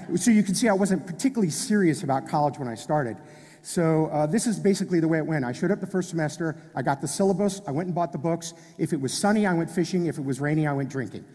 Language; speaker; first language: English; native; English